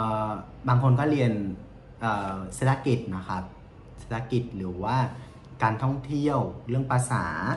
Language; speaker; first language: Thai; non-native, fluent; Vietnamese